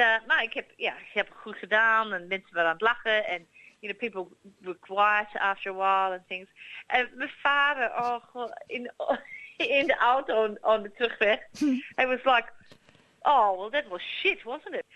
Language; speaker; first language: English; early bilingual, other home language; Dutch